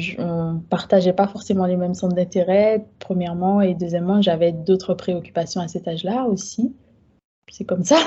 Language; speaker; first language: French; native; French